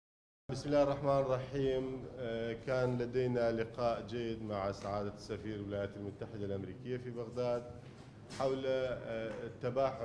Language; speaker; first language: Arabic; native; Arabic